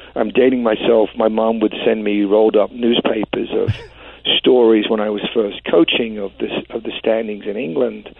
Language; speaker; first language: English; native; English